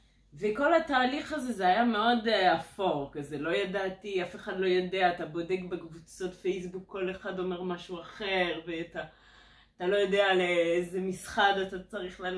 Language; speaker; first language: Hebrew; non-native, fluent; French